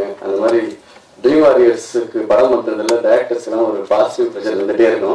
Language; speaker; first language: Tamil; native; Tamil